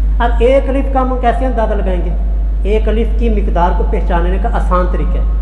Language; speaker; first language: Urdu; non-native, local second language; Punjabi